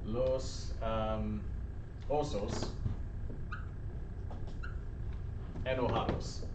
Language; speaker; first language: Spanish; non-native, learner; English